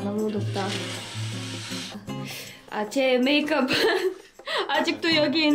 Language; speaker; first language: Korean; non-native, learner; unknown